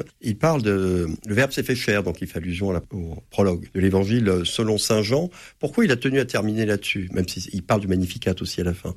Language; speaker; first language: French; native; French